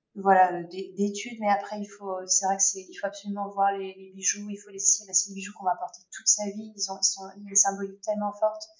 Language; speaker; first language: French; native; French